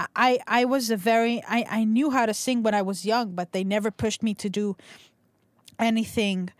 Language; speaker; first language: English; non-native, local second language; Hebrew